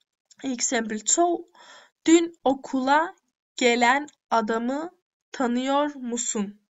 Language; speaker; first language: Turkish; early bilingual, heritage; Turkish